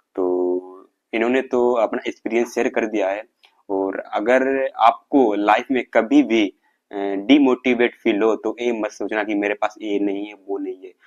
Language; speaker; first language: Hindi; native; Hindi